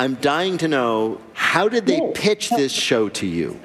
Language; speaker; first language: English; native; English